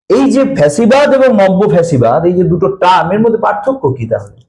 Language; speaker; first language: Bangla; native; Bangla